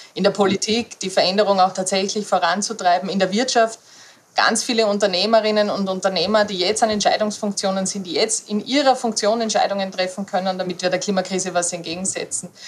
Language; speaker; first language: German; native; German